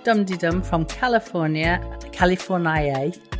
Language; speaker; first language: English; native; English